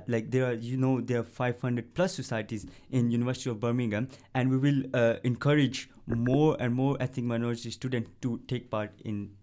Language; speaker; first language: English; non-native, local second language; Punjabi